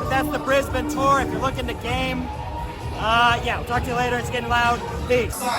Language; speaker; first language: English; native; English